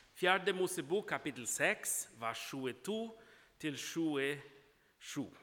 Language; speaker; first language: Norwegian; non-native, fluent; Portuguese